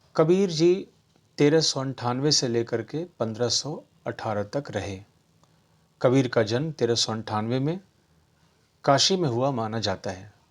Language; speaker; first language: Hindi; native; Hindi